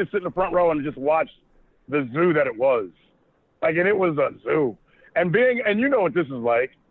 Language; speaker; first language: English; native; English